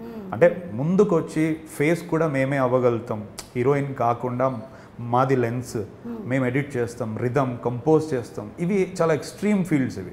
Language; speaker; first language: Telugu; native; Telugu